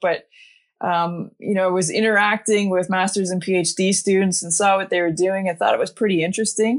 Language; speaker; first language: English; native; English